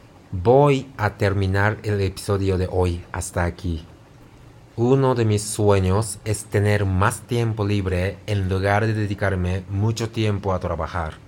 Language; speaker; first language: Spanish; non-native, fluent; Japanese